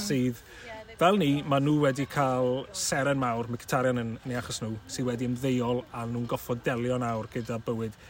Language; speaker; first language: Welsh; native; Welsh